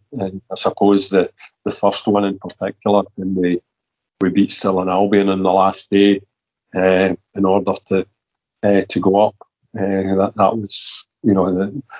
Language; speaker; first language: English; native; English